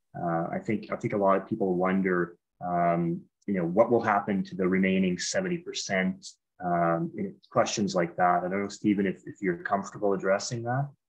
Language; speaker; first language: English; native; English